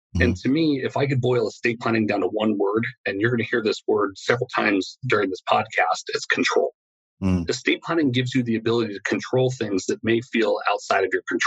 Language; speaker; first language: English; native; English